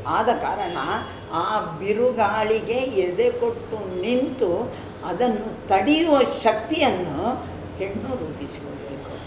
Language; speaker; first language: Kannada; non-native, local second language; Tulu